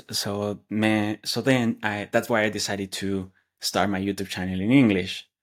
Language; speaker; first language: English; non-native, fluent; Spanish